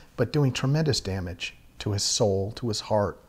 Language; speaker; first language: English; native; English